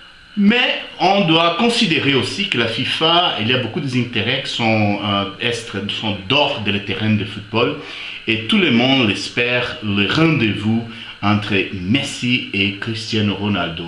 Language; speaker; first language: French; non-native, fluent; Portuguese